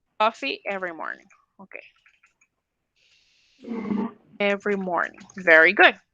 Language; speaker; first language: English; non-native, fluent; Spanish